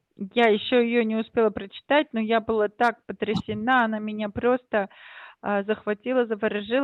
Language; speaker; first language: Russian; native; Russian